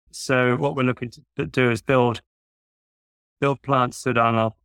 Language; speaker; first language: English; native; English